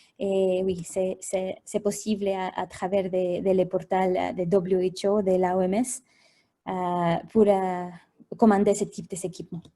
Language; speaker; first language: French; non-native, fluent; Spanish